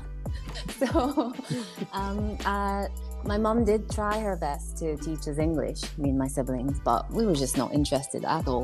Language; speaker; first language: English; non-native, fluent; Japanese